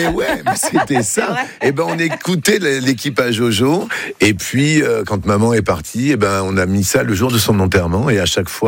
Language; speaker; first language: French; native; French